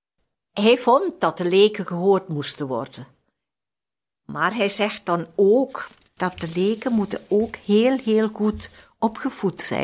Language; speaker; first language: Dutch; non-native, fluent; German